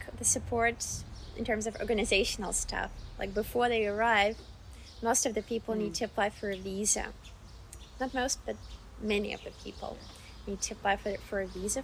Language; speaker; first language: English; non-native, fluent; Russian